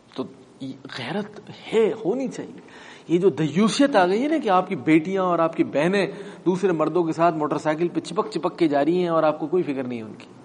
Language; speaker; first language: Urdu; native; Urdu